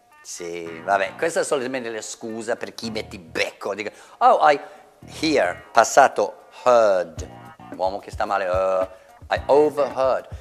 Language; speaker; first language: Italian; non-native, fluent; English